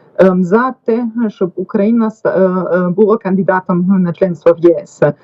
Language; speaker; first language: Ukrainian; non-native, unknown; German